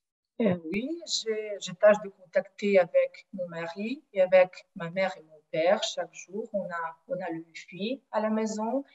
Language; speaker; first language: French; non-native, fluent; Ukrainian